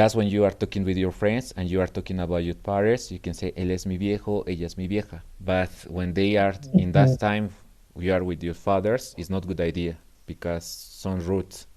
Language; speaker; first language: English; non-native, learner; Spanish